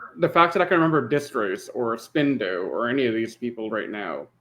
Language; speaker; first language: English; native; English